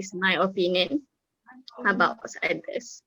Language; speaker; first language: English; non-native, learner; Malay